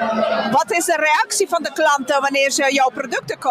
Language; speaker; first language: Dutch; non-native, local second language; Papiamento